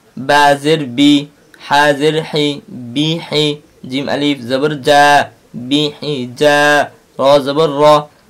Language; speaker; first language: Arabic; non-native, learner; Bangla